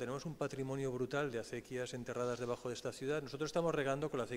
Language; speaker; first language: Spanish; native; Spanish